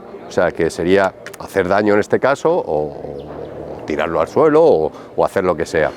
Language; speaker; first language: Spanish; native; Spanish